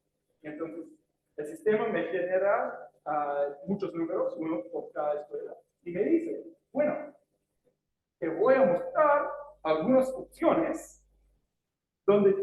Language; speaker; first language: Spanish; non-native, fluent; English